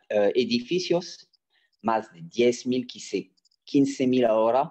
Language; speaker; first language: Spanish; non-native, fluent; French